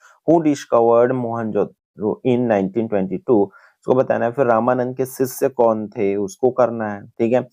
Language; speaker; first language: Hindi; native; Hindi